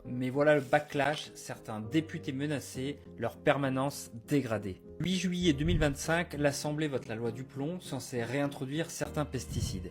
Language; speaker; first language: French; native; French